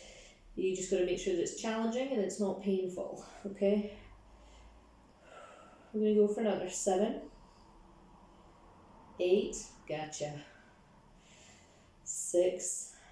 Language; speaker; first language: English; native; English